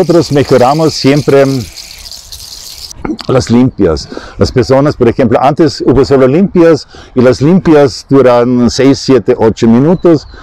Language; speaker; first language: Spanish; non-native, learner; German